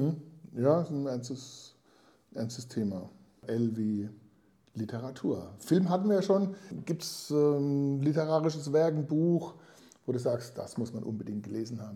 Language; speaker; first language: German; native; German